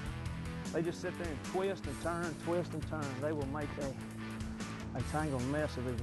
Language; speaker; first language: English; native; English